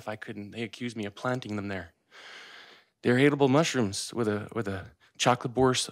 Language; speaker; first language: English; early bilingual, other home language; Spanish